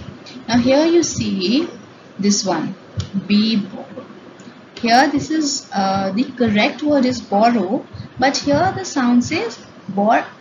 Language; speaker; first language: English; non-native, local second language; Hindi